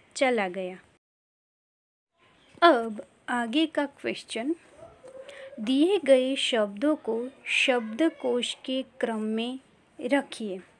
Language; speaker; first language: Hindi; non-native, local second language; Gujarati